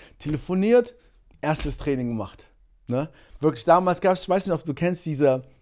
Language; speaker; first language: German; early bilingual, other home language; Portuguese